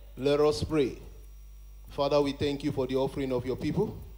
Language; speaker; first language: English; non-native, local second language; Yoruba